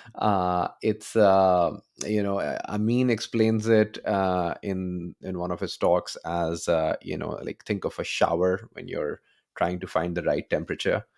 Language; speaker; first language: English; non-native, local second language; Urdu